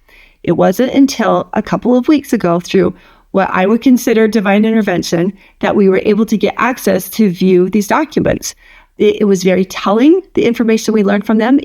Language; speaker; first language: English; native; English